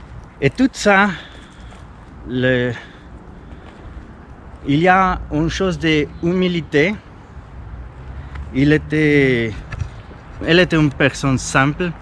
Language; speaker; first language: French; non-native, fluent; Spanish